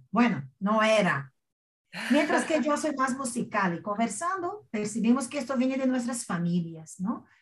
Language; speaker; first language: Spanish; non-native, fluent; Portuguese